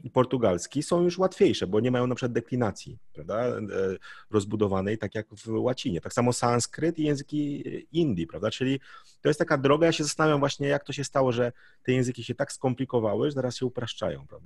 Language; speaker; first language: Polish; native; Polish